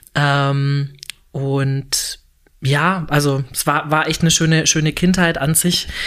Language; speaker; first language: German; native; German